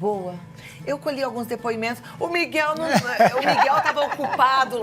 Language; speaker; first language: Portuguese; native; Portuguese